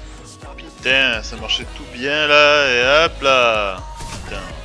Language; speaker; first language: French; native; French